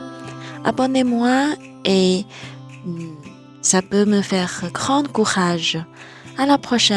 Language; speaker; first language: French; non-native, fluent; Chinese